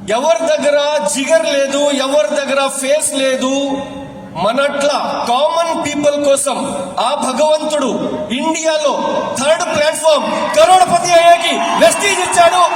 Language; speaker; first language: Telugu; non-native, local second language; Urdu